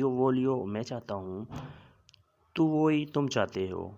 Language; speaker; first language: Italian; non-native, learner; Urdu